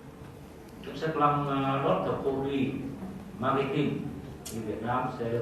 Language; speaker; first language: French; non-native, fluent; Vietnamese